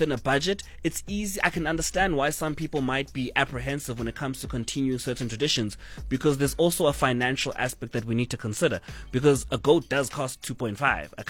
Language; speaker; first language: English; non-native, local second language; Zulu